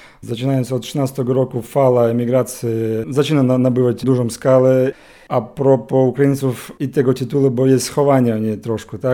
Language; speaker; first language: Polish; non-native, learner; Ukrainian